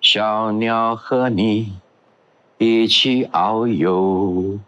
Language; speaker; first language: Chinese; non-native, local second language; Hakka Chinese